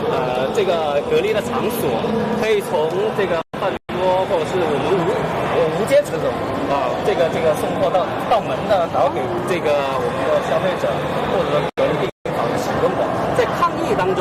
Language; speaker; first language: Chinese; native; Chinese